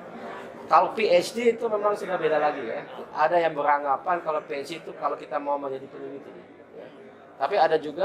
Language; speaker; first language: Indonesian; early bilingual, heritage; German